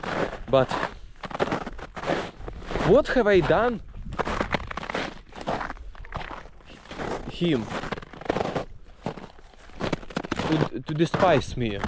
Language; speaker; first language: English; non-native, fluent; Russian